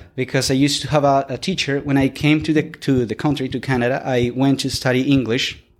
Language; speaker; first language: English; non-native, fluent; Spanish